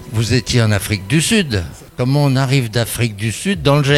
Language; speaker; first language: French; native; French